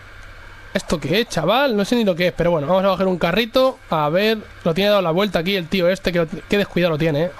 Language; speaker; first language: Spanish; native; Spanish